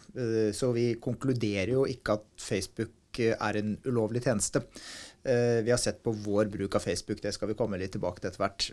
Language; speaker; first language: Norwegian; native; Norwegian